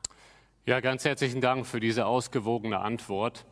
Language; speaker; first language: German; native; German